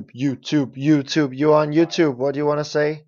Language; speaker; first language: English; non-native, learner; Danish